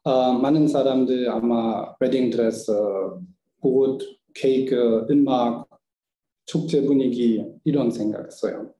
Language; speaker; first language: Korean; non-native, learner; German